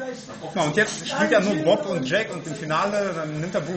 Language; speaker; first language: German; native; German